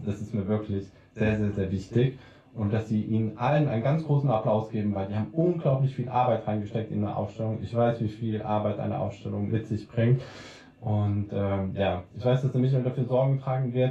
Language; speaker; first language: German; native; German